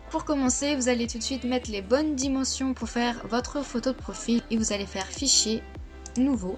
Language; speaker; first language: French; native; French